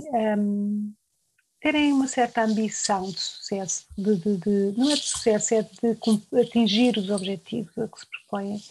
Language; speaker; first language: Portuguese; native; Portuguese